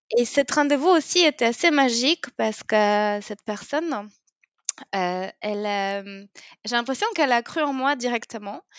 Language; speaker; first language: French; non-native, fluent; Polish